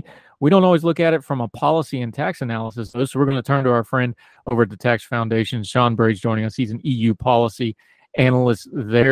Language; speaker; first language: English; native; English